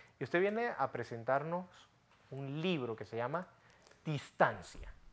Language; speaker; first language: Spanish; native; Spanish